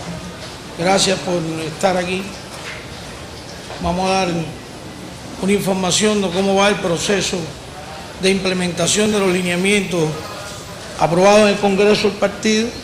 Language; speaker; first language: Spanish; native; Spanish